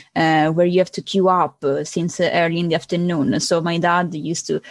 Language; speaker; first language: English; non-native, fluent; Italian